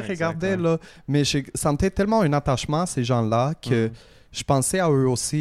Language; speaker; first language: French; native; French